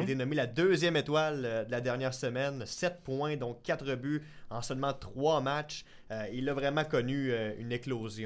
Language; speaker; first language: French; native; French